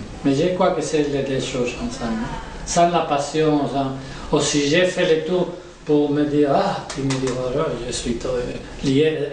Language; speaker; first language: French; non-native, learner; Spanish